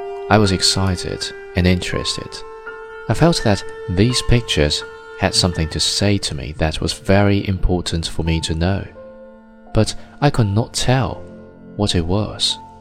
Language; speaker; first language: English; non-native, fluent; Chinese